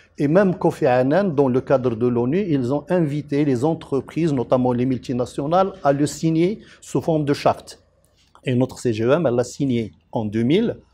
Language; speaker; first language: French; non-native, local second language; Arabic